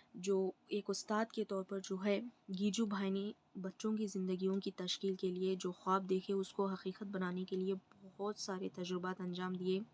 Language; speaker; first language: Urdu; native; Urdu